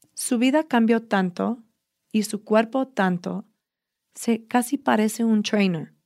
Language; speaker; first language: Spanish; early bilingual, heritage; Spanish